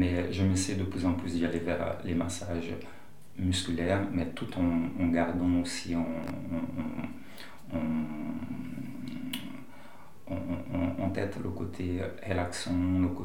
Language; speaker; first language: French; non-native, fluent; Portuguese